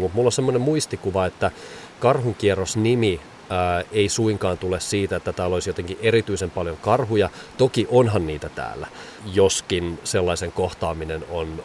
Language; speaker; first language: Finnish; native; Finnish